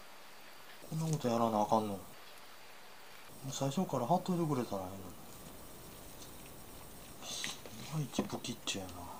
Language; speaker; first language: Japanese; native; Japanese